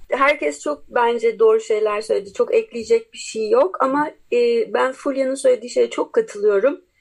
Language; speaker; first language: Turkish; native; Turkish